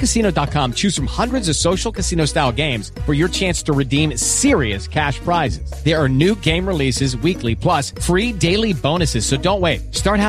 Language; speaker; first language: English; native; English